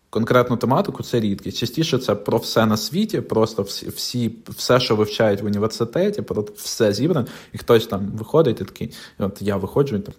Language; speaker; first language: Ukrainian; non-native, local second language; Russian